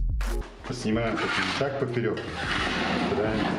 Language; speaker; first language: Russian; native; Russian